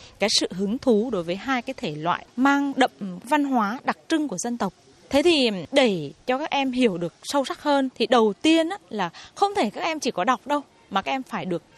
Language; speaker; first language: Vietnamese; native; Vietnamese